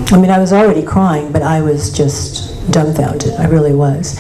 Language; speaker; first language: English; native; English